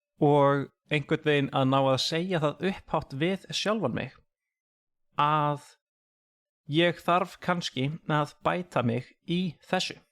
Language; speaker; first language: Icelandic; non-native, fluent; English